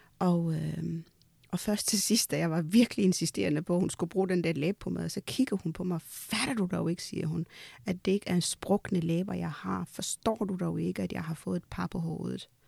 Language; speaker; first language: Danish; early bilingual, other home language; Amharic